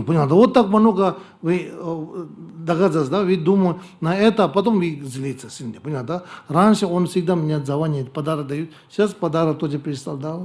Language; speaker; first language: Russian; non-native, learner; Tibetan